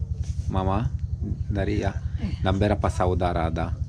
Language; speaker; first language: Indonesian; non-native, learner; Romanian